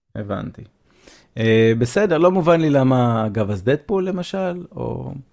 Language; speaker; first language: Hebrew; native; Hebrew